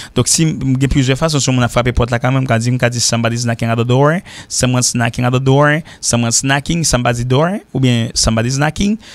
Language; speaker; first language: French; native; French